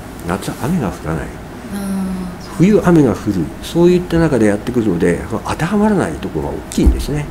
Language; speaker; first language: Japanese; native; Japanese